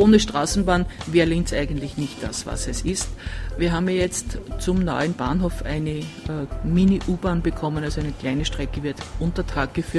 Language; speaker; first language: German; native; German